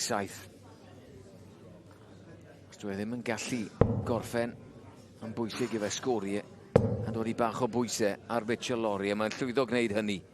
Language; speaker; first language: Welsh; native; Welsh